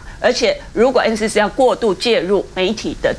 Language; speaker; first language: Chinese; native; Chinese